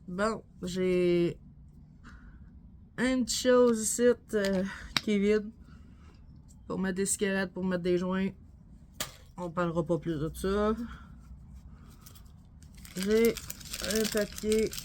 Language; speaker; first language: French; native; French